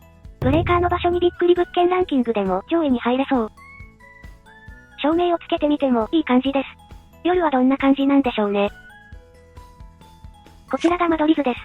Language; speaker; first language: Japanese; native; Japanese